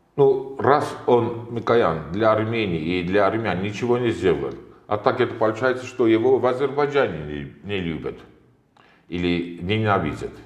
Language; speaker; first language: Russian; non-native, local second language; Armenian